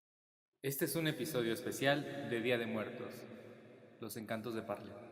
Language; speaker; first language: Spanish; native; Spanish